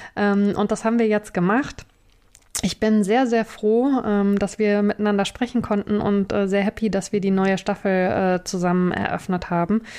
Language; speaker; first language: German; native; German